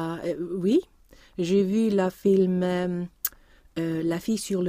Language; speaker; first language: French; non-native, learner; Swedish